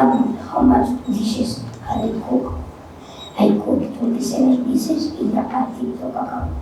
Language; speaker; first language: English; non-native, learner; Spanish